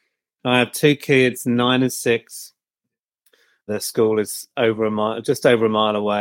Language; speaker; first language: English; native; English